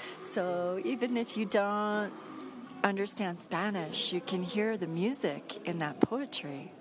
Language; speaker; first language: English; native; English